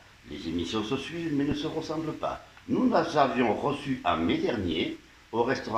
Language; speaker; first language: French; native; French